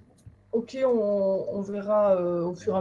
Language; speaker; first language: French; native; French